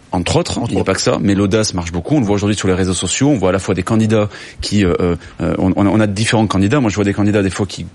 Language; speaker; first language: French; native; French